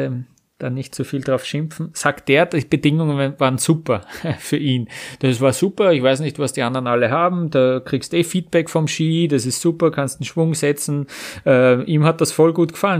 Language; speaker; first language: German; native; German